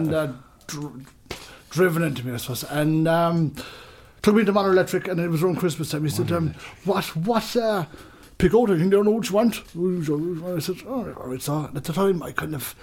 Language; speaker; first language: English; native; English